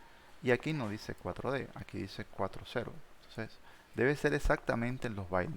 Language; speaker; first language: Spanish; native; Spanish